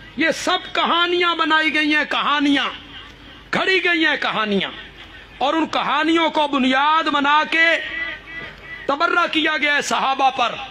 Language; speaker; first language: Urdu; non-native, local second language; Punjabi